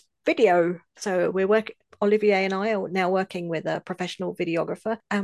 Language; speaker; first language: English; native; English